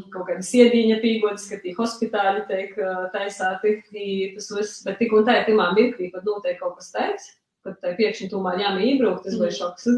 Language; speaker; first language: Latvian; early bilingual, other home language; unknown